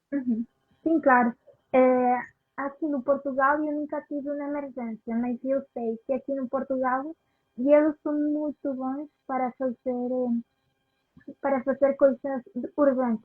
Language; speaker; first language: Portuguese; non-native, fluent; Spanish